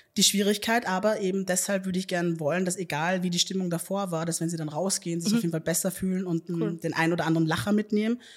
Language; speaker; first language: German; native; German